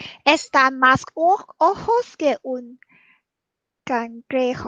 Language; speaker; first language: Spanish; non-native, learner; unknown